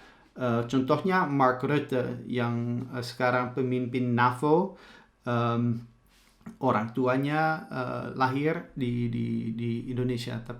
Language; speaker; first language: Indonesian; early bilingual, heritage; Dutch